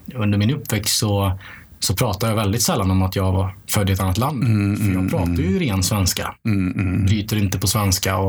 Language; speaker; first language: Swedish; early bilingual, other home language; Romanian